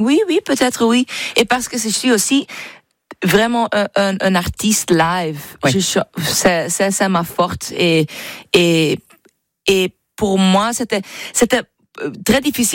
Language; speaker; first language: French; non-native, fluent; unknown